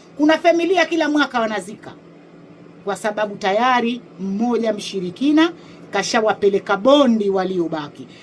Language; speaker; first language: Swahili; native; Swahili